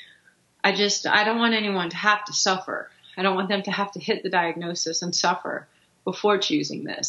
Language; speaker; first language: English; native; English